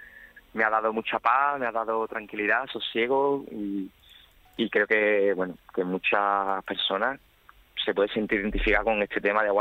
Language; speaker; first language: Spanish; native; Spanish